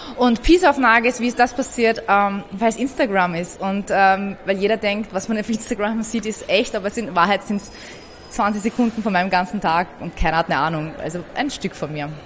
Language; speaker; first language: German; early bilingual, other home language; Persian